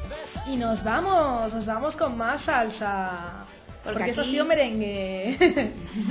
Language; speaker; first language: Spanish; native; Spanish